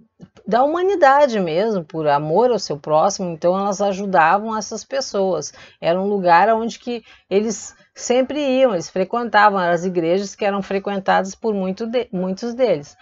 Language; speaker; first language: Portuguese; native; Portuguese